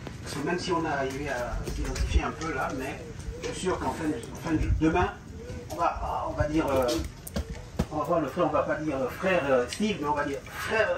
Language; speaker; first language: French; native; French